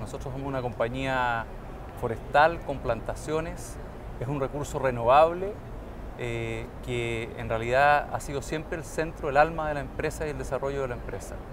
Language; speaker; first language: Spanish; native; Spanish